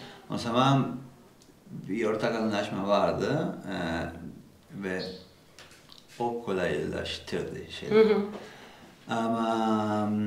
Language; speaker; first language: Turkish; non-native, learner; Spanish